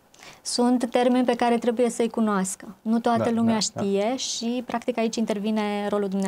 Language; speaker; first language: Romanian; native; Romanian